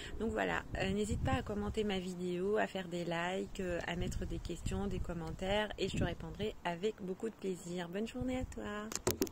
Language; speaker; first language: French; non-native, local second language; Arabic